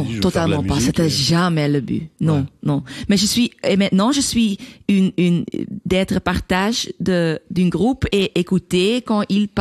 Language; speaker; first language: French; non-native, learner; Dutch